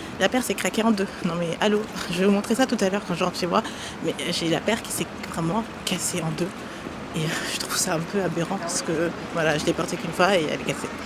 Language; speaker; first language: French; early bilingual, other home language; German